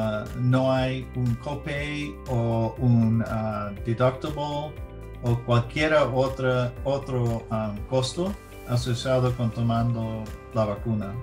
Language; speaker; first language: Spanish; early bilingual, heritage; English